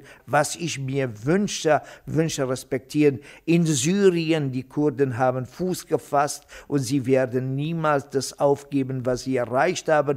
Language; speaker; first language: German; non-native, fluent; Kurdish